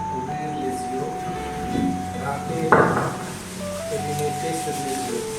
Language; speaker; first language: French; non-native, learner; Hindi